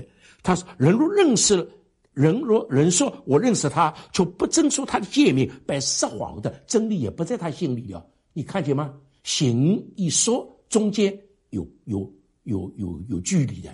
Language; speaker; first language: Chinese; native; Chinese